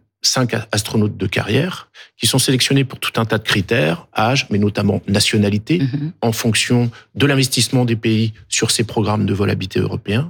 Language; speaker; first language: French; native; French